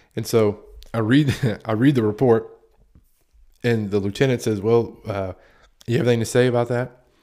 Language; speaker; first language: English; native; English